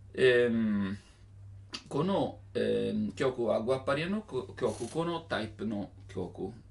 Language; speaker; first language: Japanese; non-native, learner; Italian